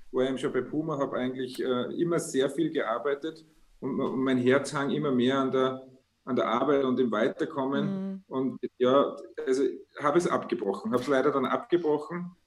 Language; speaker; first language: German; native; German